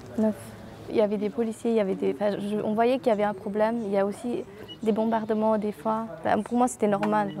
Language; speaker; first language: French; early bilingual, other home language; Tamil